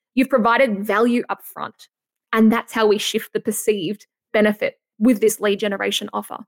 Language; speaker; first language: English; native; English